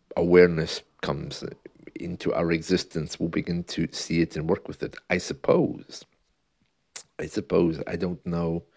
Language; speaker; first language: English; native; English